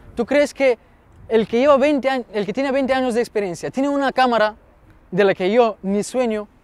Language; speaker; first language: Spanish; non-native, fluent; Bulgarian